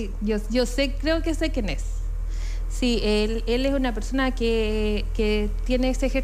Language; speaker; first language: Spanish; native; Spanish